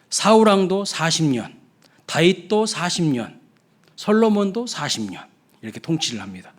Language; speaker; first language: Korean; native; Korean